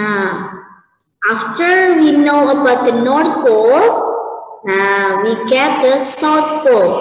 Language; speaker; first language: English; non-native, learner; Indonesian